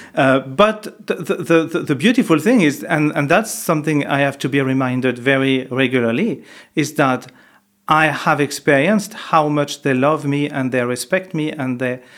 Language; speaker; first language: English; non-native, fluent; French